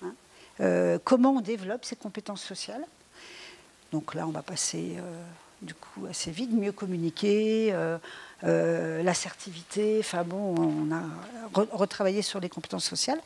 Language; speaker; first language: French; native; French